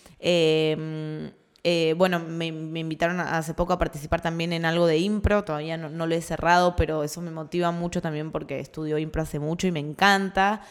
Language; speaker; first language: Spanish; native; Spanish